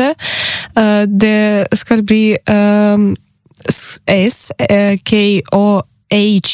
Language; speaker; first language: Norwegian; non-native, learner; Ukrainian